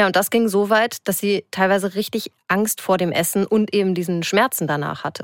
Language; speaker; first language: German; native; German